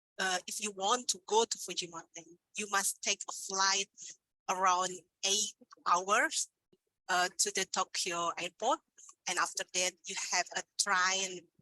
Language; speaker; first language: English; non-native, learner; Indonesian